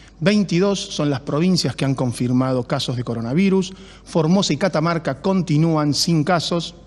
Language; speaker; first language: Spanish; native; Spanish